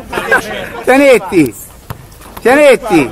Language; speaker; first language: Italian; native; Italian